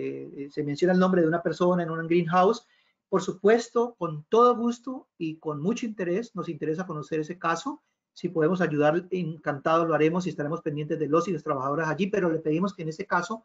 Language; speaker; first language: Spanish; native; Spanish